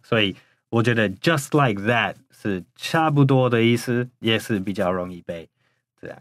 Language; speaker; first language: Chinese; non-native, fluent; English